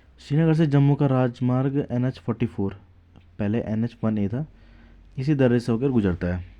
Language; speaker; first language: Hindi; native; Hindi